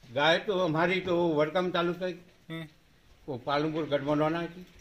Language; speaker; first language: Hindi; non-native, local second language; Gujarati